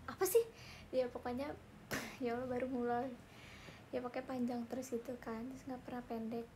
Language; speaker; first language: Indonesian; native; Indonesian